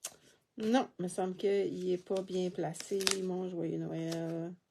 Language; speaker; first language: French; native; French